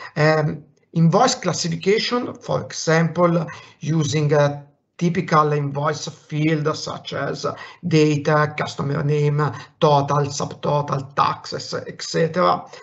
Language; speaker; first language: English; non-native, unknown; Italian